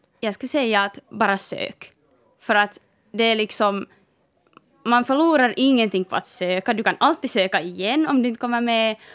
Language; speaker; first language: Swedish; native; Swedish